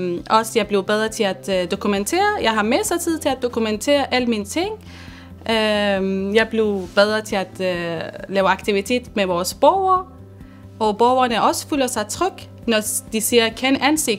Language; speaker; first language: Danish; non-native, fluent; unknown